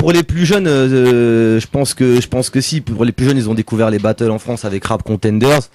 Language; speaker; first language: French; native; French